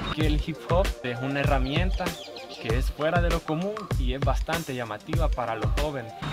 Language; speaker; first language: Spanish; native; Spanish